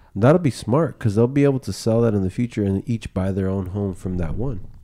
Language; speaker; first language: English; early bilingual, other home language; Spanish